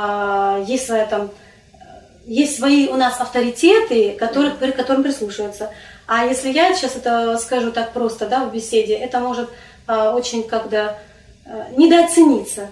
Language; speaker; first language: Russian; non-native, local second language; Crimean Tatar